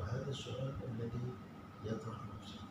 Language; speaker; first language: Arabic; native; Arabic